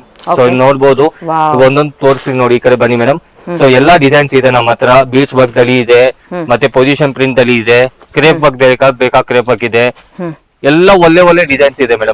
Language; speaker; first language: Kannada; non-native, local second language; Telugu